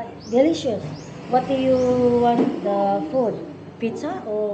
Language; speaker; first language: English; non-native, local second language; Cebuano